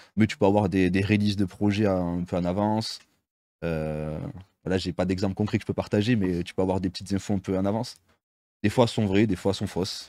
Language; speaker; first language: French; native; French